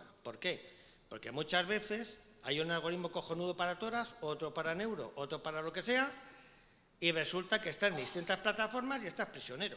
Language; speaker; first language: Spanish; native; Spanish